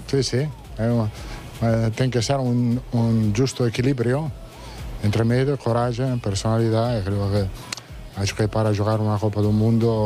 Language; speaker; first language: Portuguese; non-native, fluent; Italian